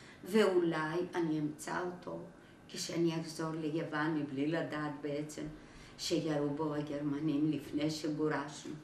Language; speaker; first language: Hebrew; non-native, fluent; Greek